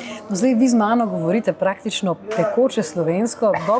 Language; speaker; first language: Slovenian; native; Slovenian